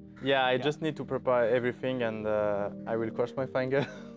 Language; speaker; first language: English; non-native, learner; French